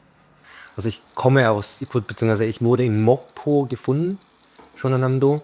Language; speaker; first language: German; early bilingual, other home language; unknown